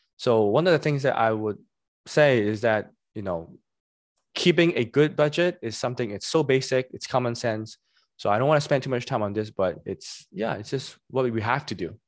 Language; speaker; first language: English; non-native, local second language; Cantonese